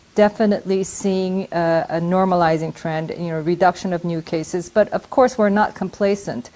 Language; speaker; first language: English; non-native, fluent; Korean